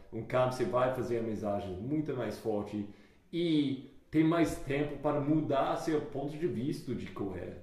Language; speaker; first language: Portuguese; non-native, fluent; English